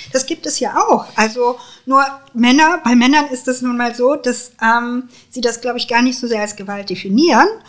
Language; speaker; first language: German; early bilingual, other home language; Serbian